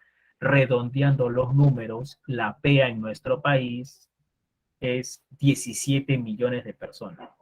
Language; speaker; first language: Spanish; native; Spanish